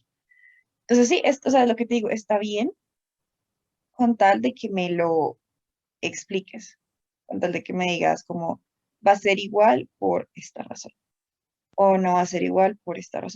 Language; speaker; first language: Spanish; native; Spanish